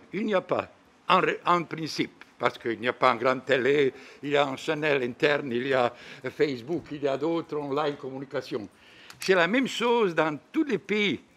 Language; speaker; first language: French; non-native, fluent; Bosnian